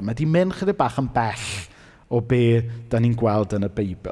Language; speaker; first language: Welsh; native; Welsh